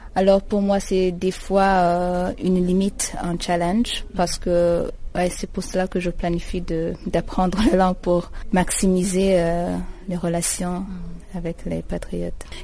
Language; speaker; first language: French; non-native, local second language; Rundi